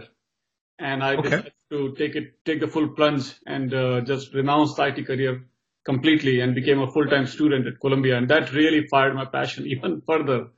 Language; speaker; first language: English; non-native, local second language; Hindi